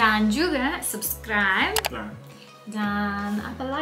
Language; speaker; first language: Indonesian; non-native, learner; English